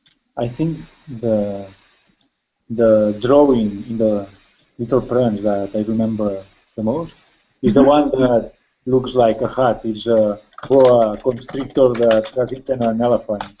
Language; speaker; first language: English; non-native, fluent; Spanish